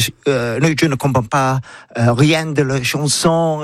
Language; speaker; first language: French; non-native, learner; English